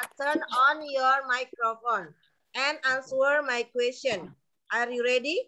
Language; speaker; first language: English; non-native, learner; Indonesian